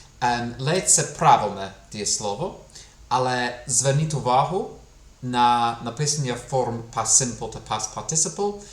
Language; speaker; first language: Ukrainian; non-native, fluent; English